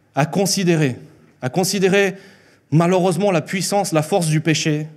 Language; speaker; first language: French; early bilingual, other home language; Spanish